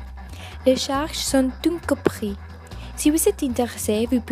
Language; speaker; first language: French; non-native, learner; Spanish